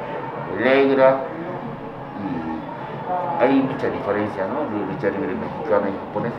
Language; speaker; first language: Spanish; non-native, fluent; Japanese